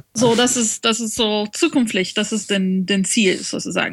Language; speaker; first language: German; non-native, learner; French